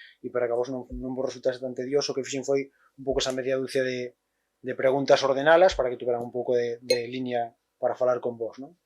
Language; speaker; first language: Galician; native; Galician